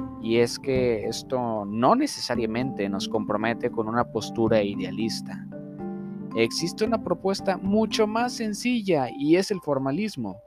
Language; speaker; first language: Spanish; native; Spanish